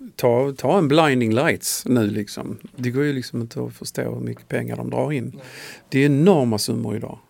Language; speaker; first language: Swedish; native; Swedish